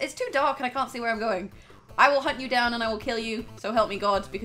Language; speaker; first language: English; native; English